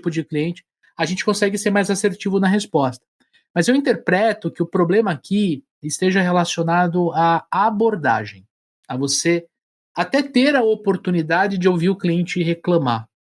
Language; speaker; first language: Portuguese; native; Portuguese